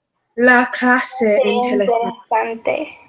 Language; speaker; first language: Spanish; non-native, learner; English